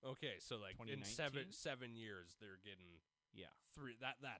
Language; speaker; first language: English; native; English